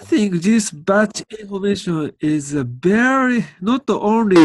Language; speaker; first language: English; non-native, learner; Japanese